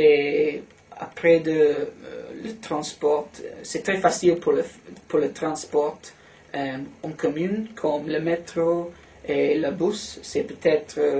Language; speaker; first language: French; non-native, learner; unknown